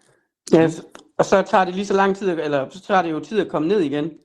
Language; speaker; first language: Danish; native; Danish